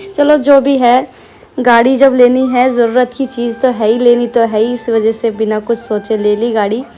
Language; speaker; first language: Hindi; non-native, local second language; Bangla